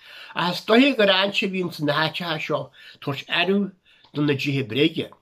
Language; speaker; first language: Irish; native; Irish